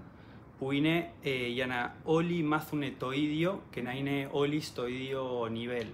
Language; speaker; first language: Greek; early bilingual, heritage; Spanish